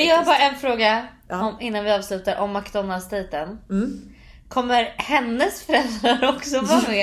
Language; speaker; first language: Swedish; native; Swedish